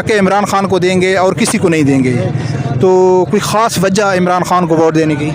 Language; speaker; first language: Urdu; native; Urdu